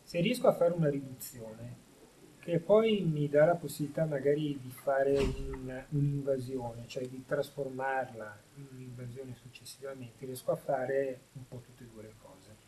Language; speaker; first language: Italian; native; Italian